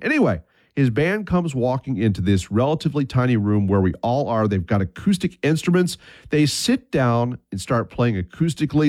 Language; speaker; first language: English; native; English